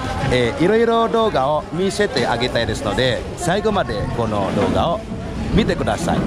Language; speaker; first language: Japanese; non-native, fluent; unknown